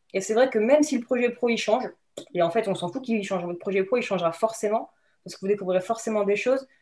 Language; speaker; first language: French; native; French